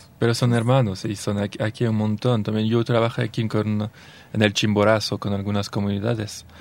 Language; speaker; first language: Spanish; non-native, fluent; French